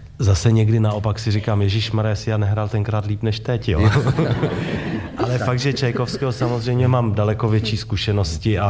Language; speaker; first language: Czech; native; Czech